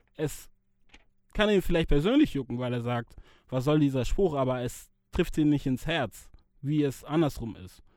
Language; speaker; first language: German; early bilingual, other home language; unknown